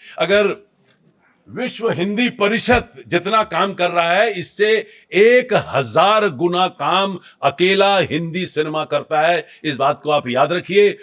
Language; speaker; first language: Hindi; native; Hindi